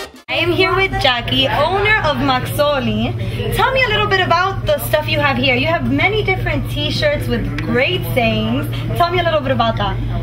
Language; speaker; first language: English; early bilingual, other home language; Spanish